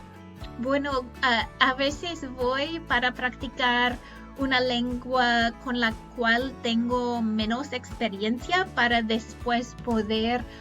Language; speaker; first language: Spanish; non-native, fluent; English